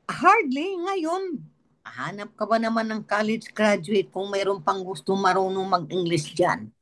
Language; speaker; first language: Filipino; non-native, local second language; Tausug